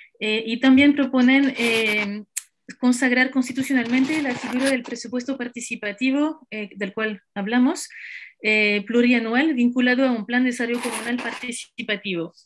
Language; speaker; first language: Spanish; non-native, fluent; French